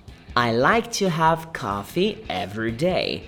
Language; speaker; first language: English; non-native, fluent; Portuguese